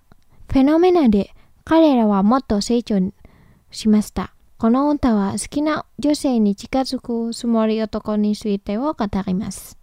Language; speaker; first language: Japanese; non-native, fluent; Indonesian